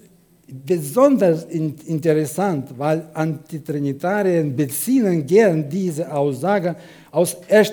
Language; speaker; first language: German; non-native, fluent; Russian